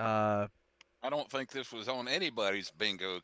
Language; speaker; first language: English; native; English